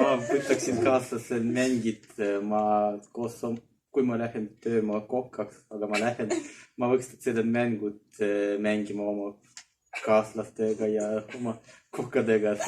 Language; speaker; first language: Estonian; non-native, learner; Russian